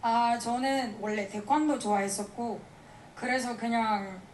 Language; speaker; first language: Korean; non-native, fluent; English